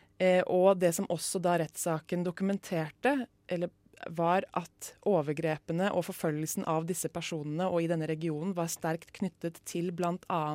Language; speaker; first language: Norwegian; native; Norwegian